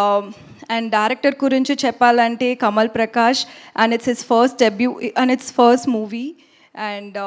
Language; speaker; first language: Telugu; non-native, learner; Tamil